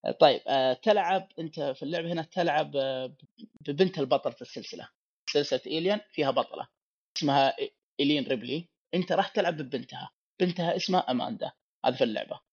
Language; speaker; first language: Arabic; native; Arabic